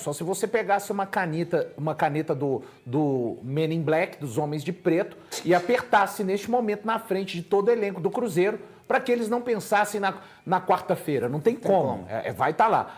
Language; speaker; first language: Portuguese; native; Portuguese